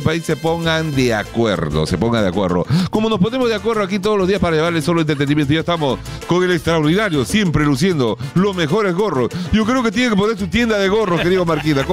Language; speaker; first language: Spanish; native; Spanish